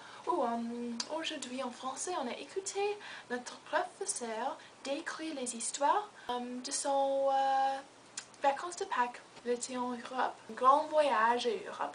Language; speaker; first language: French; non-native, learner; English